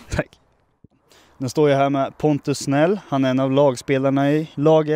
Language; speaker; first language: Swedish; native; Swedish